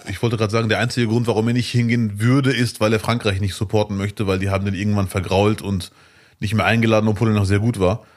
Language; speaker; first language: German; early bilingual, other home language; Arabic